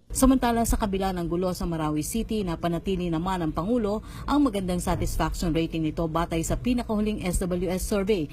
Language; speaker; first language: Filipino; native; Filipino